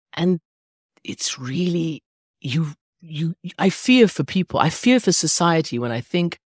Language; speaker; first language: English; early bilingual, other home language; Persian